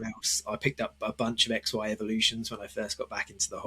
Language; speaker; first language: English; native; English